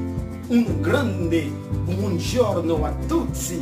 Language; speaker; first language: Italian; non-native, fluent; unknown